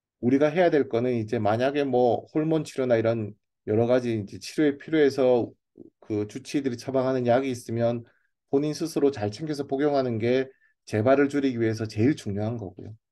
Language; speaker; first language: Korean; native; Korean